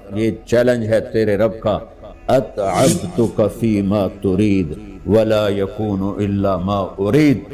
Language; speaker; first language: Urdu; non-native, local second language; Punjabi